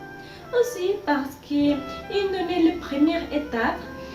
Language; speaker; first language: French; non-native, learner; Spanish